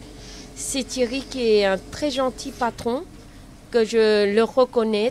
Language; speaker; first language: French; non-native, learner; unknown